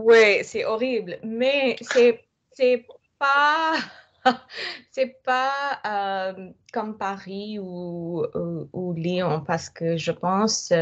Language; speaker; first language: French; non-native, fluent; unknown